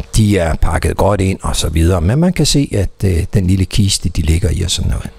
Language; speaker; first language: Danish; native; Danish